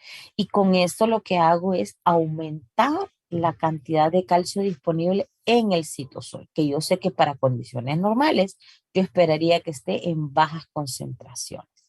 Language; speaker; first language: Spanish; native; Spanish